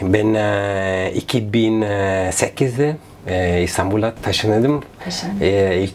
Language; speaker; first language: Turkish; non-native, learner; Italian